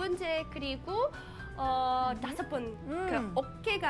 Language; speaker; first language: Korean; non-native, fluent; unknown